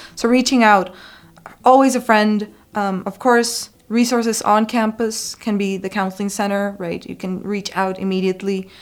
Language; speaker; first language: English; non-native, fluent; Spanish